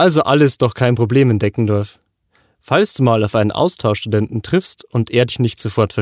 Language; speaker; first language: German; native; German